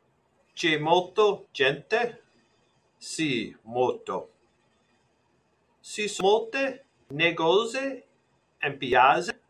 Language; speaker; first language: Italian; non-native, learner; English